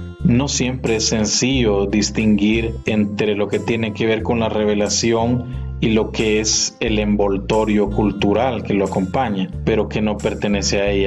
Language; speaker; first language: Spanish; native; Spanish